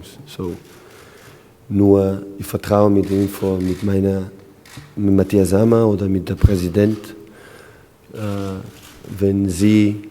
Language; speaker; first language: German; non-native, learner; Spanish